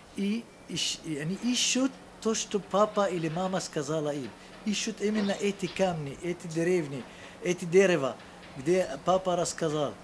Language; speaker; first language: Russian; non-native, fluent; Arabic